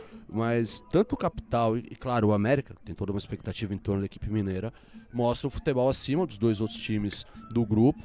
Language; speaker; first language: Portuguese; native; Portuguese